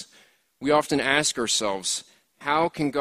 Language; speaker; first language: English; native; English